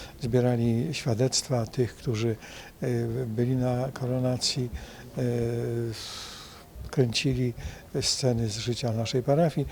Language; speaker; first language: Polish; native; Polish